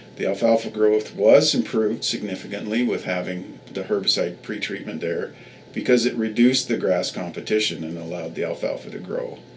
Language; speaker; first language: English; native; English